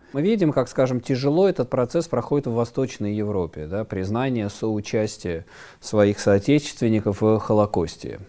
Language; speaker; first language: Russian; native; Russian